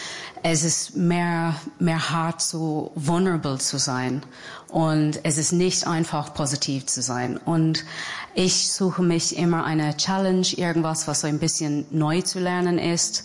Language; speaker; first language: German; non-native, fluent; English